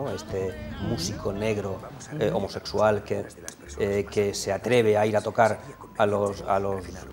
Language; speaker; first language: Spanish; native; Spanish